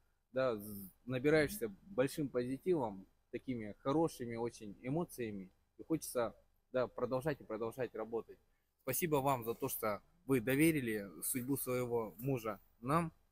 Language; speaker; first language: Russian; native; Russian